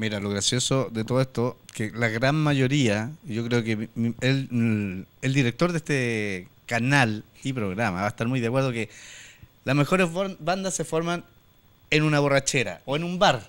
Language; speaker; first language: Spanish; native; Spanish